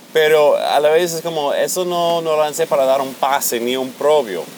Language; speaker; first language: Spanish; non-native, fluent; English